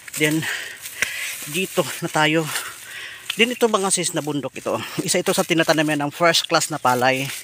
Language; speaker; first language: Filipino; non-native, local second language; Iloko